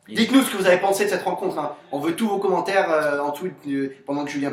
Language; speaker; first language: French; native; French